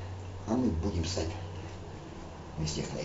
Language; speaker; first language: Russian; native; Russian